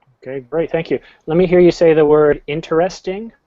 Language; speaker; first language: English; native; English